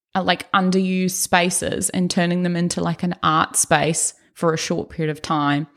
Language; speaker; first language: English; native; English